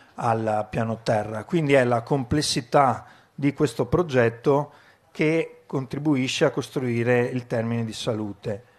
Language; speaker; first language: Italian; native; Italian